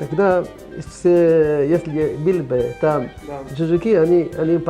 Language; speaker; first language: Russian; non-native, learner; Hebrew